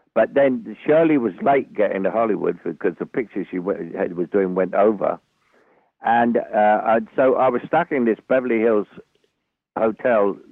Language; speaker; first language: English; native; English